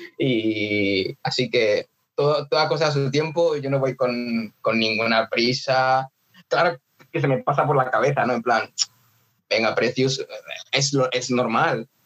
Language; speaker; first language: Spanish; early bilingual, other home language; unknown